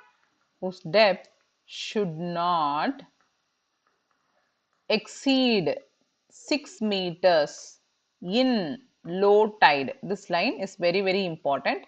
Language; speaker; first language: English; non-native, local second language; Tamil